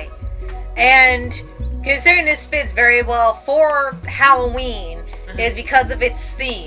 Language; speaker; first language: English; native; English